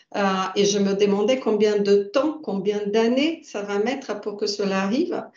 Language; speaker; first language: French; non-native, fluent; Portuguese